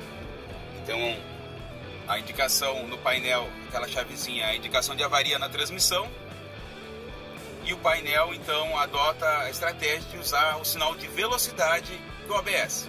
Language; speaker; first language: Portuguese; native; Portuguese